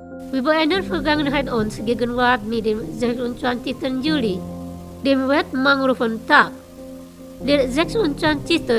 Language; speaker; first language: German; non-native, fluent; Indonesian